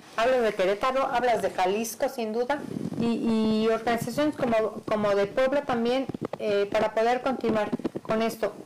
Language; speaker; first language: Spanish; native; Spanish